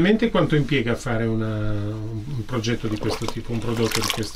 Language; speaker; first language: Italian; native; Italian